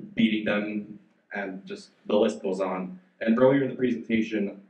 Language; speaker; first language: English; non-native, fluent; Chinese